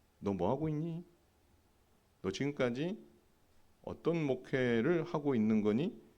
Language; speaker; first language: Korean; native; Korean